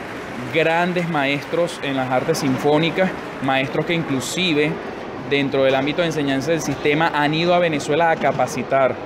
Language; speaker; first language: Spanish; native; Spanish